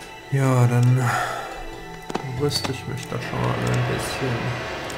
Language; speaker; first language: German; native; German